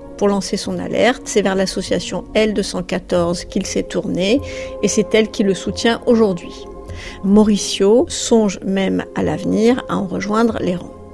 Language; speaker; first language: French; native; French